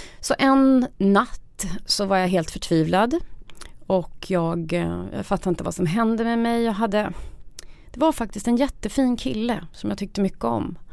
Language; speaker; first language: Swedish; native; Swedish